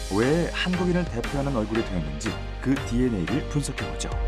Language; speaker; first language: Korean; native; Korean